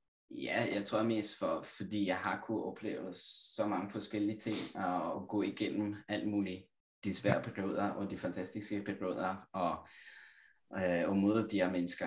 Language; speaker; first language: Danish; non-native, fluent; Italian